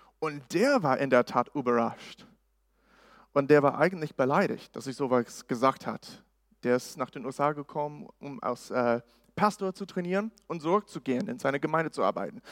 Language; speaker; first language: German; non-native, fluent; English